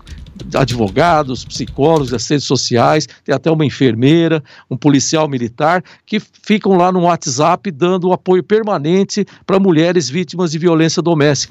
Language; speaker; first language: Portuguese; native; Portuguese